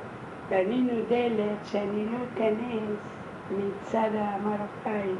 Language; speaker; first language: Hebrew; non-native, fluent; Arabic